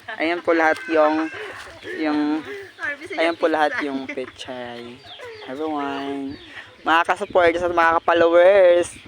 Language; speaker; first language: Filipino; non-native, local second language; Cebuano